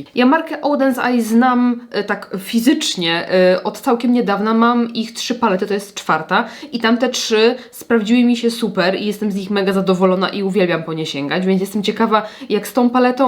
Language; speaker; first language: Polish; native; Polish